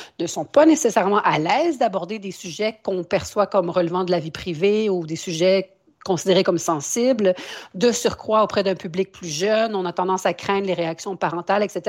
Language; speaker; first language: French; native; French